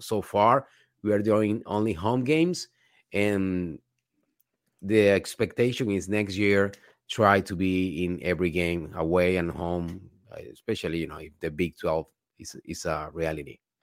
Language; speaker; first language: English; non-native, fluent; Spanish